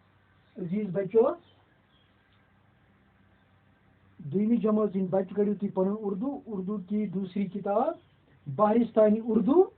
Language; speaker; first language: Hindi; non-native, local second language; Kashmiri